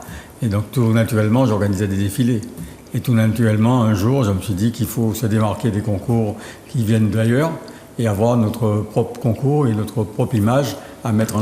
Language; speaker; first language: French; native; French